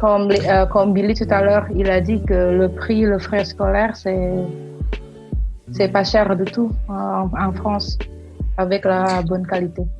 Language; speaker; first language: French; non-native, fluent; Indonesian